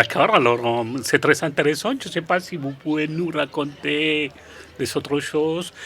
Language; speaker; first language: French; non-native, fluent; Spanish